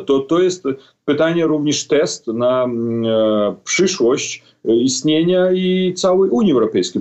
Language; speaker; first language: Polish; non-native, fluent; Belarusian